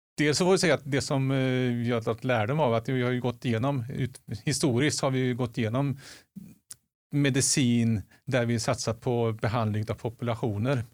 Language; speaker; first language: Swedish; native; Swedish